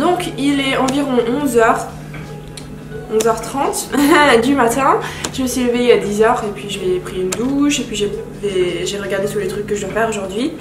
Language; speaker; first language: French; non-native, fluent; Finnish